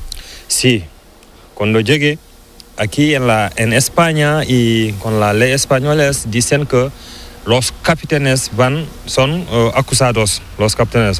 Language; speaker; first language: Spanish; non-native, learner; Fula